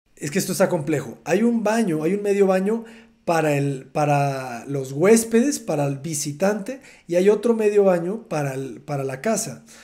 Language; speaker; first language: Spanish; native; Spanish